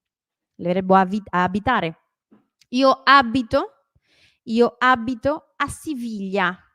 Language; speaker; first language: Italian; non-native, fluent; Spanish